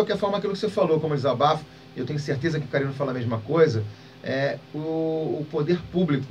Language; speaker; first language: Portuguese; native; Portuguese